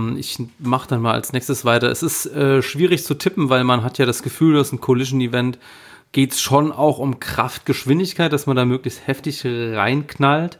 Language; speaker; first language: German; native; German